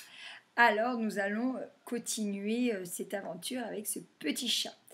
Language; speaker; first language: French; native; French